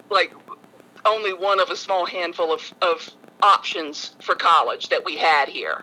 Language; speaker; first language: English; native; English